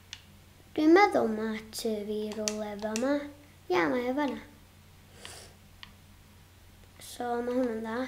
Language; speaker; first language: Welsh; non-native, local second language; English